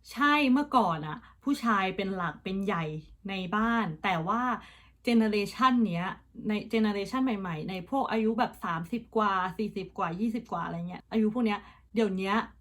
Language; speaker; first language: Thai; early bilingual, heritage; Thai